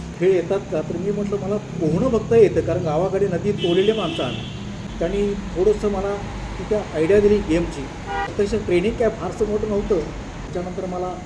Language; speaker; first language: Marathi; native; Marathi